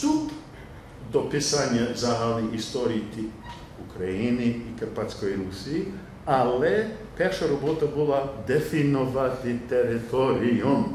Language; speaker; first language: Polish; non-native, learner; English